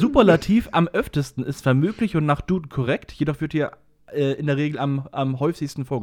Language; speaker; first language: German; native; German